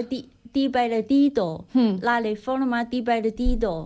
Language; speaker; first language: Spanish; non-native, learner; Chinese